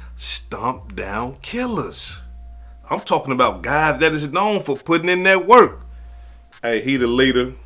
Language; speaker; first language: English; native; English